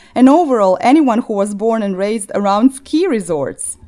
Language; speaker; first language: English; non-native, fluent; Croatian